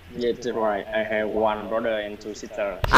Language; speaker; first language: English; non-native, learner; Vietnamese